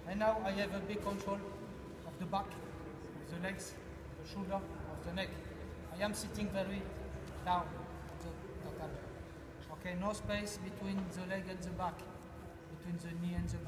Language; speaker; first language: English; non-native, learner; French